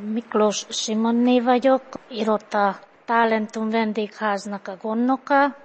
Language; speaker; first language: Hungarian; native; Hungarian